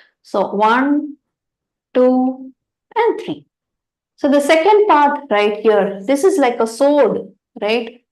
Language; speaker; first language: English; non-native, fluent; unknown